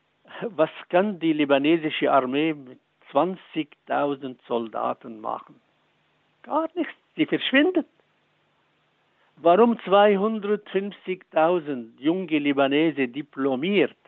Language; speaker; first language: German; non-native, fluent; Arabic